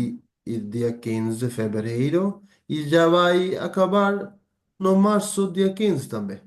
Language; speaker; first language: Portuguese; non-native, fluent; Bangla